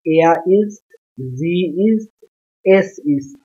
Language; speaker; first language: German; non-native, learner; English